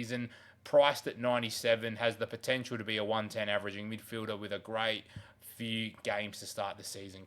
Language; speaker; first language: English; native; English